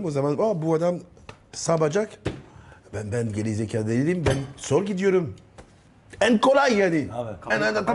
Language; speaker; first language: Turkish; non-native, learner; French